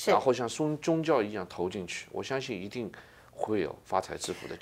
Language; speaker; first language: Chinese; native; Chinese